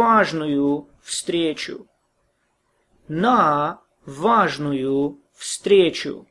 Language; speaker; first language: Russian; non-native, fluent; English